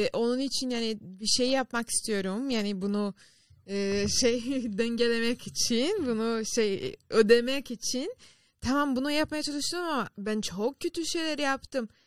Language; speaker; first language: Turkish; non-native, fluent; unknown